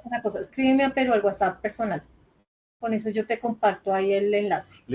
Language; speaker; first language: Spanish; native; Spanish